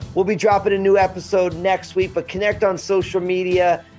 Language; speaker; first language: English; early bilingual, other home language; Italian